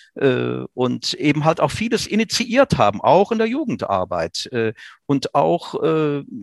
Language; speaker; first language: German; native; German